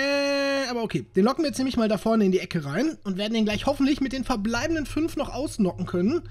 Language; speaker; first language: German; native; German